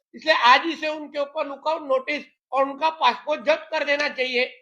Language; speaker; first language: Hindi; non-native, local second language; Marathi